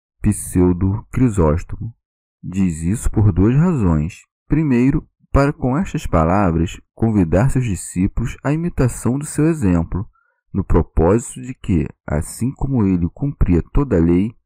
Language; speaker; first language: Portuguese; native; Portuguese